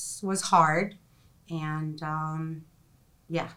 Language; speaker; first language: English; non-native, fluent; Ukrainian